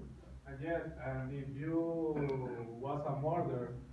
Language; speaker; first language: English; non-native, learner; Spanish